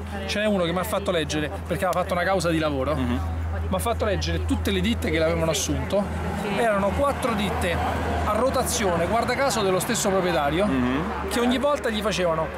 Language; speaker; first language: Italian; native; Italian